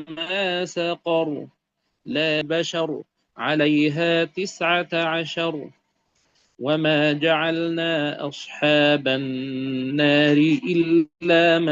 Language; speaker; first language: Arabic; native; Arabic